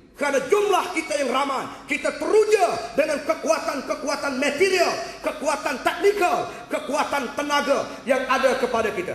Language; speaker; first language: Malay; native; Malay